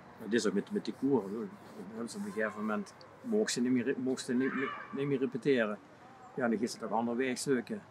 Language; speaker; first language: Dutch; native; Dutch